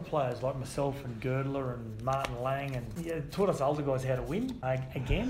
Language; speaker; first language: English; native; English